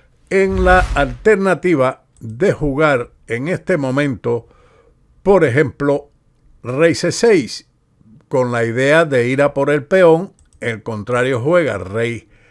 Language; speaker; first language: Spanish; native; Spanish